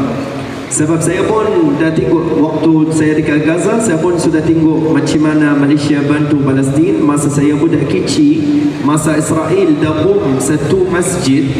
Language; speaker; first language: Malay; non-native, fluent; Arabic